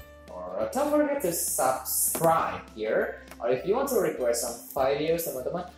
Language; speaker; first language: English; non-native, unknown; Javanese